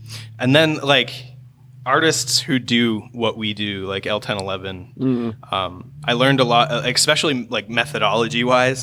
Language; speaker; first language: English; native; English